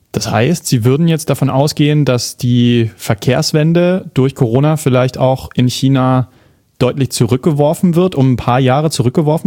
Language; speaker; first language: German; native; German